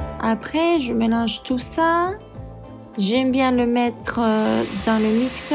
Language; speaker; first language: French; non-native, fluent; Spanish